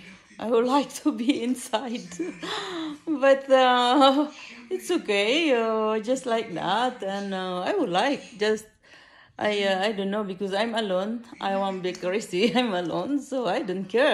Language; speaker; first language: English; non-native, learner; Filipino